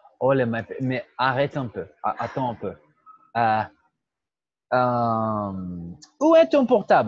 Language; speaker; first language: French; non-native, fluent; Portuguese